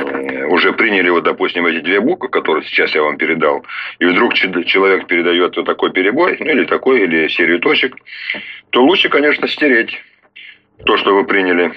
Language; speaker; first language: Russian; native; Russian